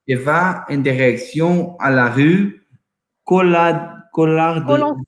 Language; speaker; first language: French; non-native, learner; Portuguese